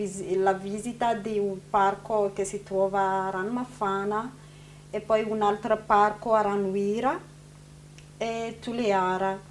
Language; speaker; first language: Italian; non-native, learner; Malagasy